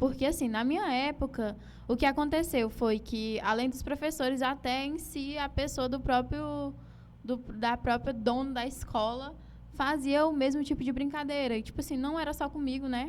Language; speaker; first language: Portuguese; native; Portuguese